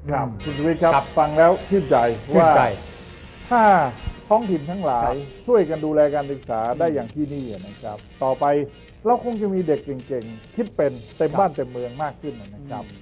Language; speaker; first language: Thai; native; Thai